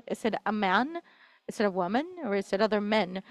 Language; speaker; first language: English; non-native, fluent; Spanish